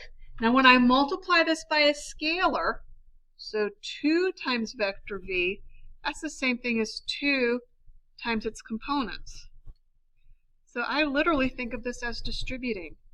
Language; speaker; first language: English; native; English